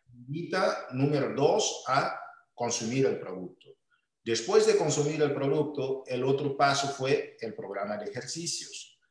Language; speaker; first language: Spanish; early bilingual, heritage; English